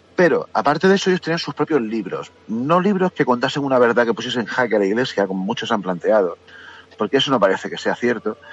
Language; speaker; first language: Spanish; native; Spanish